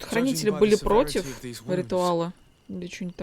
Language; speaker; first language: Russian; native; Russian